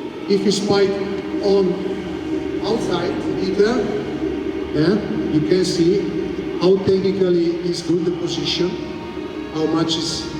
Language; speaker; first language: English; non-native, fluent; Italian